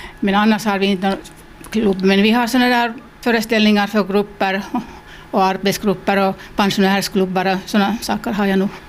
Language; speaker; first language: Swedish; non-native, local second language; Finnish